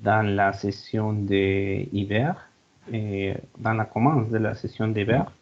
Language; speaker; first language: French; non-native, learner; Spanish